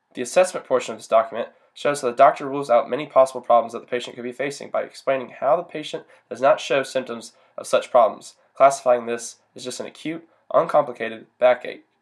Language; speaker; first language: English; native; English